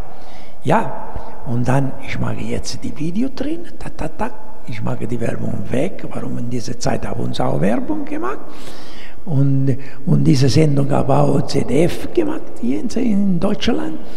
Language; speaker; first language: German; non-native, learner; Italian